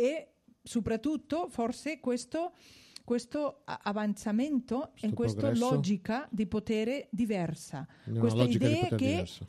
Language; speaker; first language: Italian; non-native, fluent; Spanish